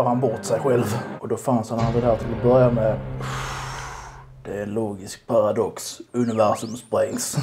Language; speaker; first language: Swedish; native; Swedish